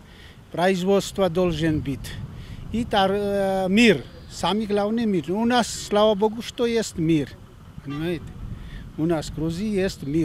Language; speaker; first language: Russian; non-native, fluent; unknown